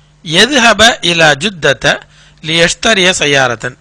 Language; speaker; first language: Arabic; non-native, fluent; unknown